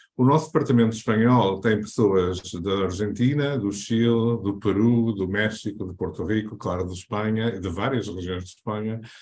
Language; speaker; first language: Portuguese; native; Portuguese